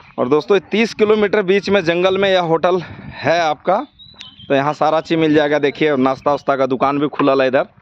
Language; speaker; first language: Hindi; native; Hindi